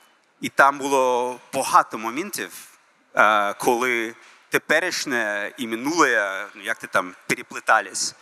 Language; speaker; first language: Ukrainian; early bilingual, heritage; Ukrainian